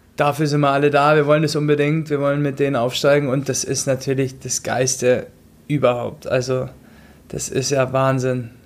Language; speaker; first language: German; native; German